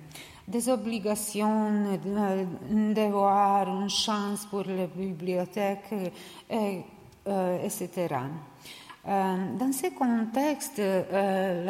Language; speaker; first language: French; non-native, learner; Serbian